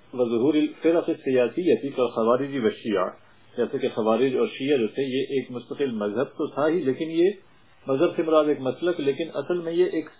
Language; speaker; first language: Urdu; non-native, local second language; Punjabi